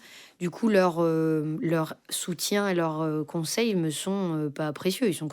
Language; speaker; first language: French; native; French